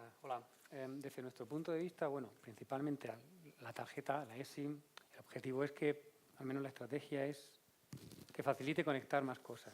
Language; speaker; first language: Spanish; native; Spanish